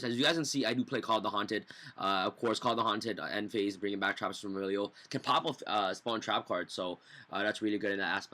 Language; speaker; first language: English; native; English